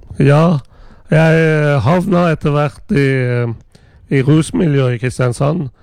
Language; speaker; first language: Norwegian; early bilingual, other home language; Persian